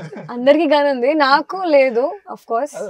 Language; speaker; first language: Telugu; non-native, local second language; Hindi